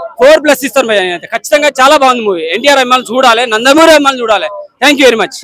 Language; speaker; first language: Telugu; native; Telugu